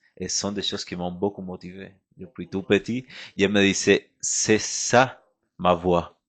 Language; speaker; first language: French; non-native, fluent; Spanish